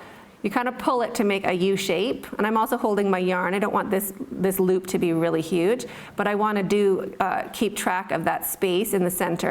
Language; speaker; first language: English; native; English